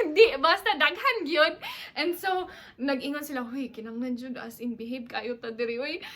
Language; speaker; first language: Cebuano; non-native, local second language; English